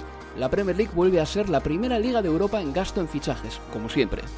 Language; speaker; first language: Spanish; native; Spanish